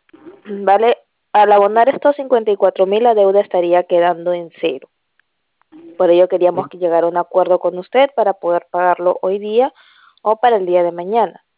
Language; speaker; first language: Spanish; native; Spanish